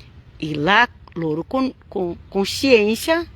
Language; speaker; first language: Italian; non-native, fluent; Portuguese